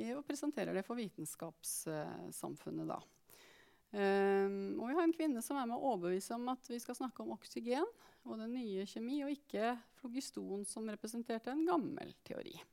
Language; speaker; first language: Norwegian; native; Norwegian